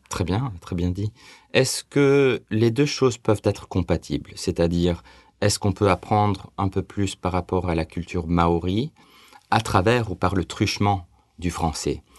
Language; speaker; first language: French; native; French